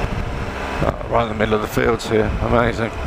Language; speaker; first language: English; native; English